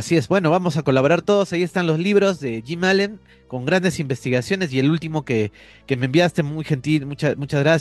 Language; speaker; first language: Spanish; native; Spanish